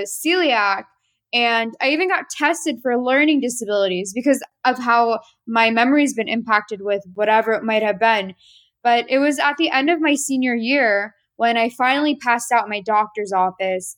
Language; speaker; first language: English; native; English